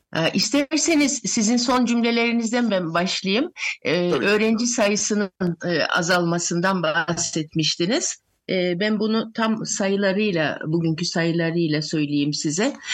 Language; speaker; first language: Turkish; native; Turkish